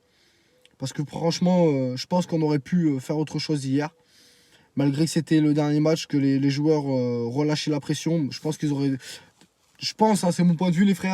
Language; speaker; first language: French; native; French